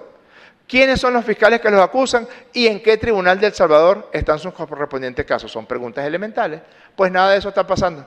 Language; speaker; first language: Spanish; native; Spanish